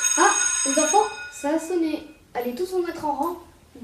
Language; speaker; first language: French; native; French